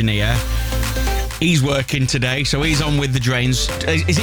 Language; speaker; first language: English; native; English